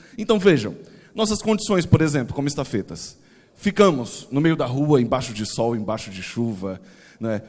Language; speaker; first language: Portuguese; native; Portuguese